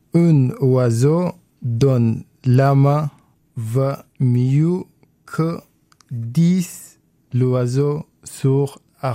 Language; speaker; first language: French; non-native, learner; Arabic